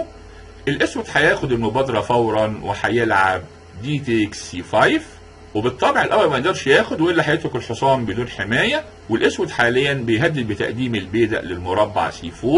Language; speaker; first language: Arabic; native; Arabic